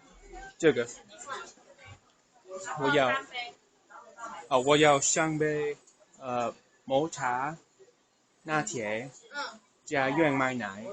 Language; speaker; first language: Chinese; non-native, learner; English